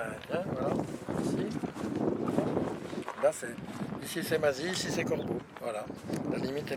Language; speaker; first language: French; native; French